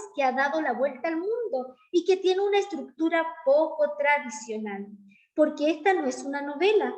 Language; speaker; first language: Spanish; native; Spanish